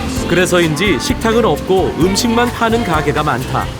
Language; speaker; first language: Korean; native; Korean